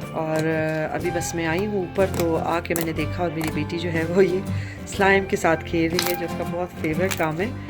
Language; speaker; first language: Urdu; native; Urdu